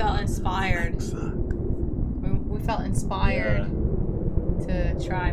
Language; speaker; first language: English; native; English